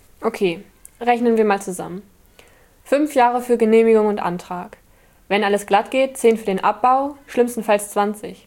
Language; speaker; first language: German; native; German